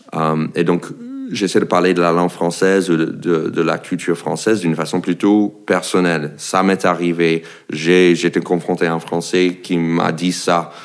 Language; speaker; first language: French; non-native, fluent; English